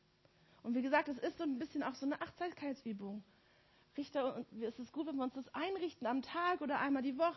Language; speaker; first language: German; native; German